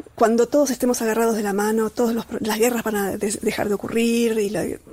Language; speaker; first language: Spanish; native; Spanish